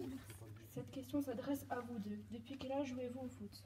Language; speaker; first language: French; native; French